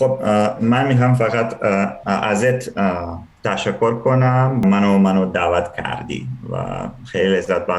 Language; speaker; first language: Persian; non-native, learner; Serbian